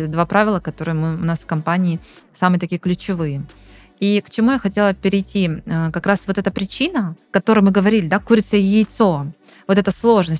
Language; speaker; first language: Russian; native; Russian